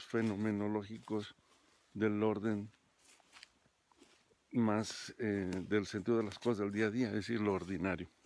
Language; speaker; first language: Spanish; native; Spanish